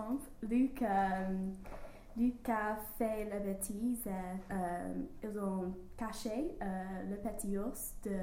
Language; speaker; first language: French; non-native, learner; English